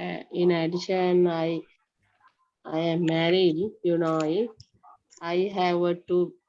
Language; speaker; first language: English; non-native, learner; Sinhala